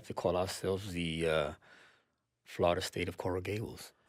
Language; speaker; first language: English; native; English